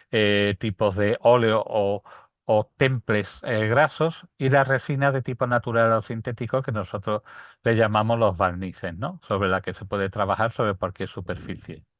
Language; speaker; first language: Spanish; native; Spanish